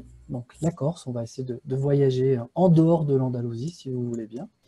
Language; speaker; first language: French; native; French